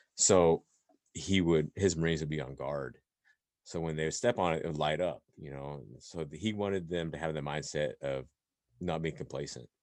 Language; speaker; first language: English; native; English